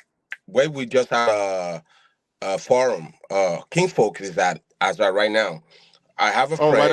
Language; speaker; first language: English; non-native, local second language; Yoruba